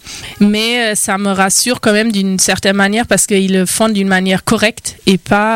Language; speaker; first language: French; non-native, fluent; German